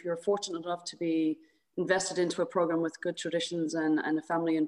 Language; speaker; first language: English; native; English